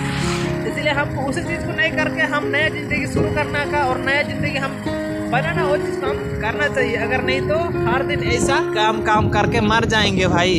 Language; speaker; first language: Hindi; non-native, local second language; Odia